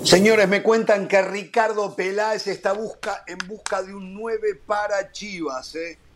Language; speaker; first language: Spanish; native; Spanish